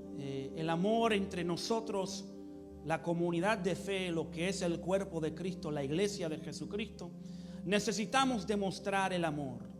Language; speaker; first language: Spanish; early bilingual, heritage; English